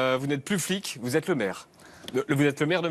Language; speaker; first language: French; native; French